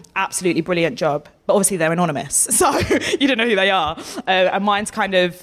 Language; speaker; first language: English; native; English